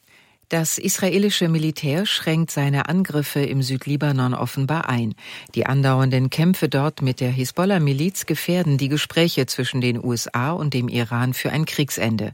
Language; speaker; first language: German; native; German